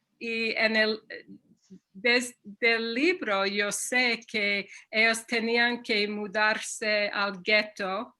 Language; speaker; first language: Spanish; non-native, fluent; English